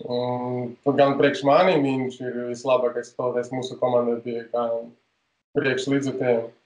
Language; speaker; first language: Latvian; non-native, local second language; Russian